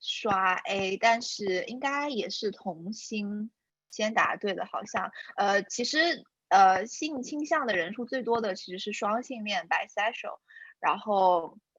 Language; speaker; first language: Chinese; native; Chinese